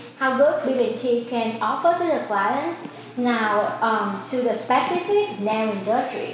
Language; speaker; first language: English; non-native, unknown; Vietnamese